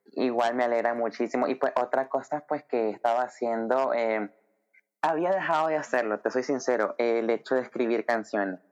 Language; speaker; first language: Spanish; native; Spanish